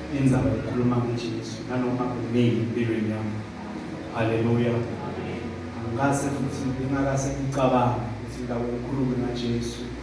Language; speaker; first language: Zulu; non-native, local second language; Swati